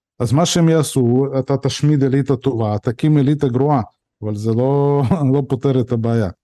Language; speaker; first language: Hebrew; early bilingual, other home language; Russian